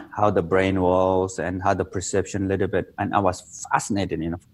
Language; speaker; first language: English; non-native, local second language; Tibetan